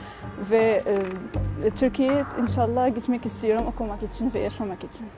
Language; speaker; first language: Turkish; non-native, learner; Arabic